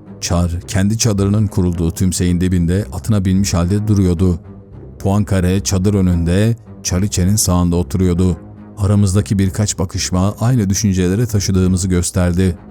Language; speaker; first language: Turkish; native; Turkish